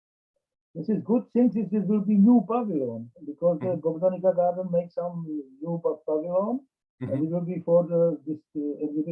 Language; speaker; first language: English; non-native, learner; Czech